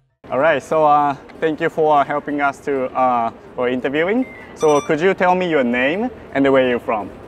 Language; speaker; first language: English; non-native, fluent; Japanese